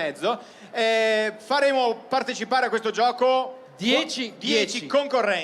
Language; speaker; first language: Italian; native; Italian